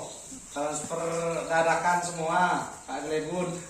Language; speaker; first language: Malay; non-native, local second language; Madurese